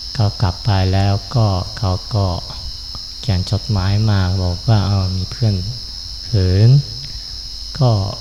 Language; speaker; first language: Thai; non-native, fluent; Japanese